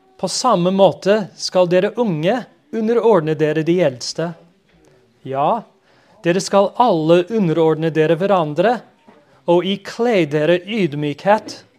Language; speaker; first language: Norwegian; non-native, fluent; English